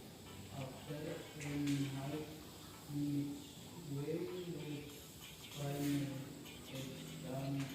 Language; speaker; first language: English; non-native, learner; Indonesian